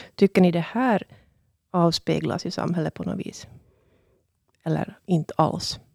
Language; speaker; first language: Swedish; native; Swedish